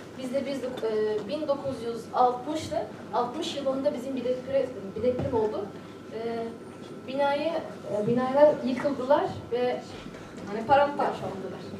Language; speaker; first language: Turkish; non-native, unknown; Arabic